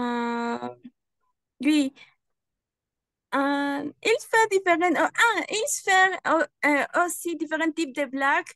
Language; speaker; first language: French; non-native, learner; Spanish